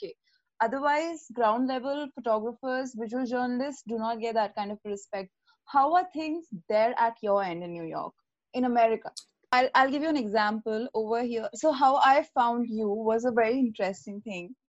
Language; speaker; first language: English; non-native, local second language; Hindi